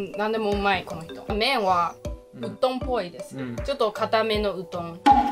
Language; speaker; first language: Japanese; non-native, learner; Chinese